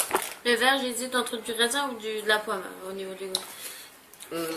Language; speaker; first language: French; native; French